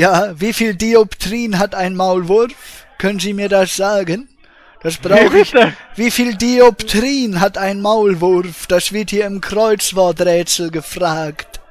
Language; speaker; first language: German; native; German